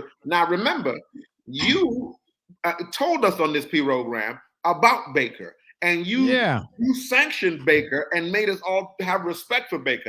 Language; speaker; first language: English; native; English